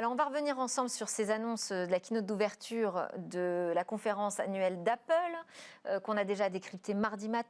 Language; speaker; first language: French; native; French